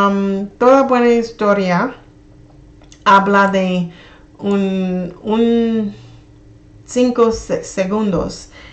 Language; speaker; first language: Spanish; non-native, learner; English